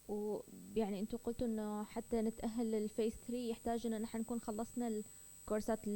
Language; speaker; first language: Arabic; native; Arabic